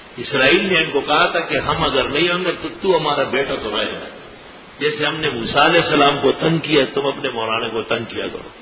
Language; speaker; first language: Urdu; non-native, local second language; Pashto